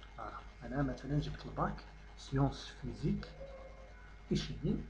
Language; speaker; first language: French; non-native, local second language; Arabic